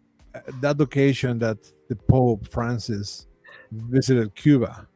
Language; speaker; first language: English; non-native, fluent; Spanish